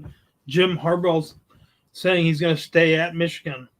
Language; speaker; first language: English; native; English